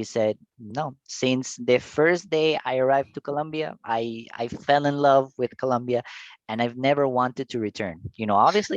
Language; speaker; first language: English; non-native, fluent; Spanish